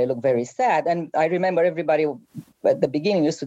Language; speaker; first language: English; non-native, fluent; Romanian